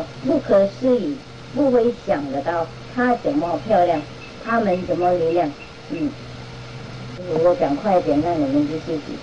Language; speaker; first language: Chinese; non-native, fluent; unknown